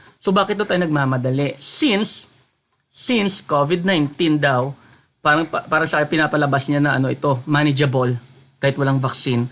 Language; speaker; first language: Filipino; non-native, local second language; Hiligaynon